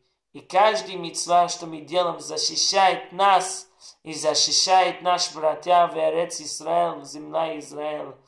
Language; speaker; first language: Russian; non-native, learner; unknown